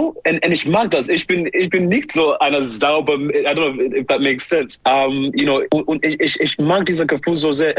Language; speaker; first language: German; non-native, learner; English